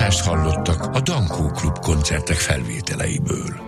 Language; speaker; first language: Hungarian; native; Hungarian